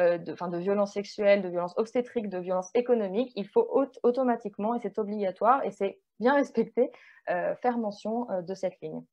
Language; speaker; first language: French; native; French